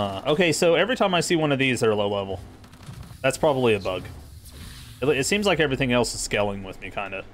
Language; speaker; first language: English; native; English